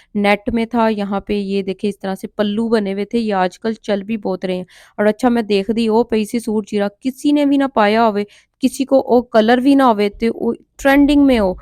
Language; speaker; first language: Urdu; non-native, local second language; Punjabi